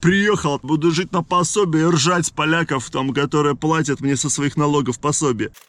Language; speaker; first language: Russian; native; Russian